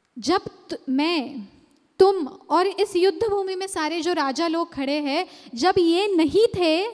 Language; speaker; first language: Hindi; non-native, local second language; Marathi